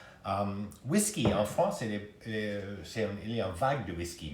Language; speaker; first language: French; non-native, learner; English